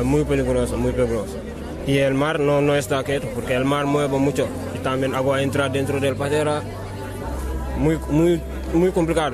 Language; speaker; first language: Spanish; non-native, learner; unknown